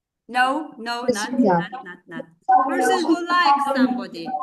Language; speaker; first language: English; non-native, fluent; Kazakh